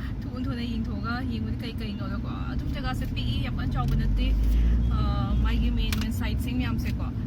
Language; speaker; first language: Manipuri; native; Manipuri